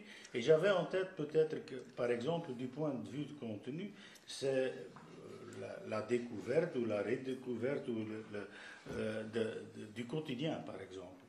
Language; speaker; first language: French; non-native, fluent; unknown